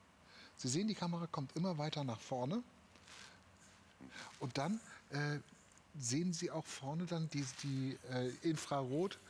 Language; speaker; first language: German; native; German